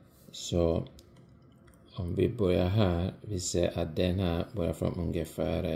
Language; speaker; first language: Swedish; non-native, fluent; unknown